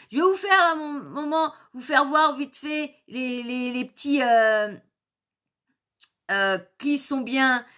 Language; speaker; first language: French; native; French